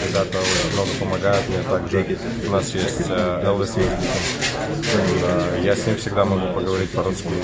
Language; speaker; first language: Russian; native; Russian